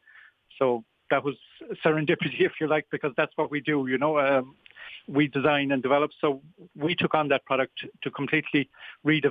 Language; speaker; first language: English; native; English